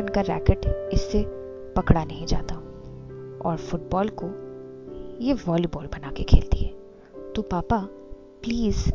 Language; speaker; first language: Hindi; non-native, local second language; Assamese